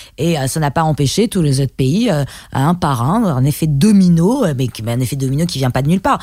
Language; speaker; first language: French; early bilingual, other home language; Persian